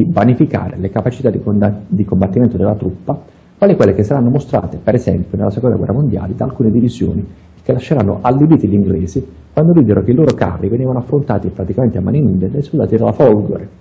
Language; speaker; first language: Italian; native; Italian